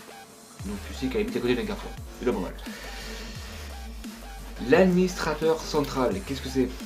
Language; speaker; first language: French; native; French